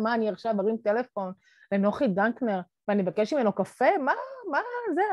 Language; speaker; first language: Hebrew; native; Hebrew